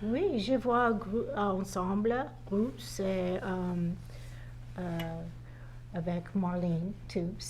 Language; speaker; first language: French; non-native, learner; English